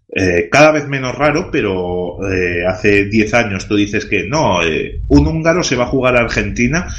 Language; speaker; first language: Spanish; non-native, local second language; Catalan